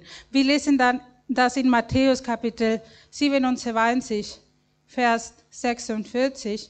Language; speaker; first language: German; non-native, fluent; Spanish